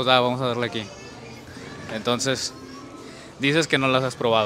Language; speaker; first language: Spanish; native; Spanish